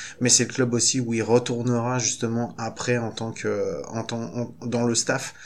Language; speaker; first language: French; native; French